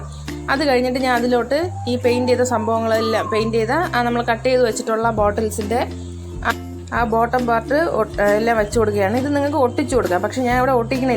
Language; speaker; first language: Malayalam; native; Malayalam